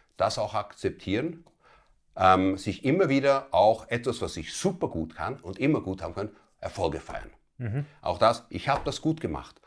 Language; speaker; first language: German; early bilingual, other home language; Italian